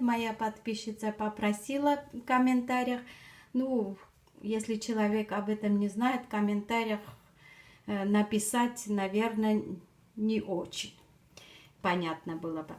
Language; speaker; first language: Russian; non-native, fluent; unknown